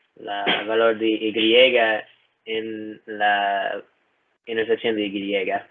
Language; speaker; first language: Spanish; non-native, learner; English